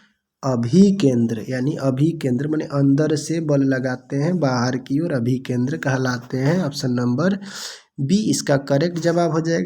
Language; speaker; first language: Hindi; non-native, local second language; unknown